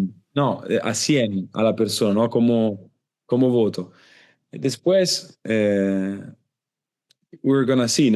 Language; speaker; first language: Spanish; non-native, learner; Italian